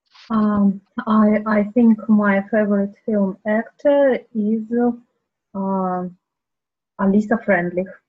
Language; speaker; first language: English; non-native, learner; Russian